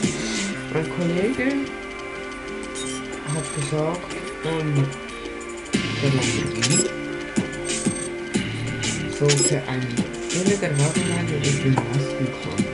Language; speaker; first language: German; non-native, learner; Spanish